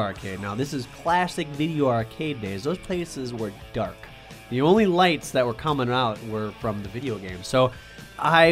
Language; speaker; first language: English; native; English